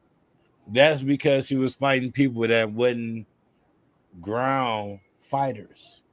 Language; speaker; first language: English; native; English